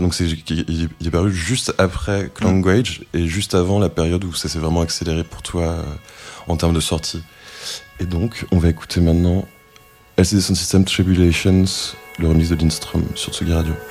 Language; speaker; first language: French; native; French